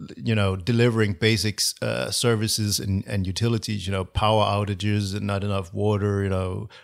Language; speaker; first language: English; non-native, fluent; Danish